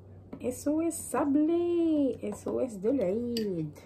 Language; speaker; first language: Arabic; native; Arabic